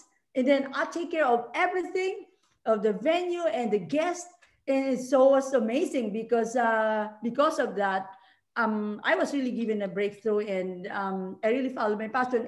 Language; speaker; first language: English; non-native, local second language; Filipino